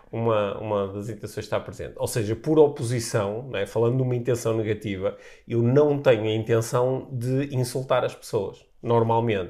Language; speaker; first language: Portuguese; native; Portuguese